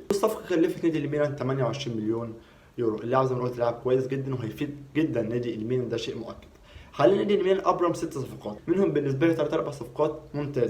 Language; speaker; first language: Arabic; native; Arabic